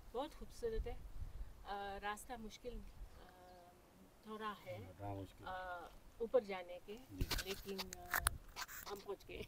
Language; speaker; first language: Hindi; early bilingual, heritage; Hindi